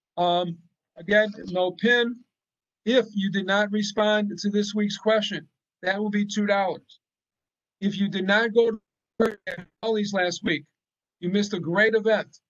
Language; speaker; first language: English; native; English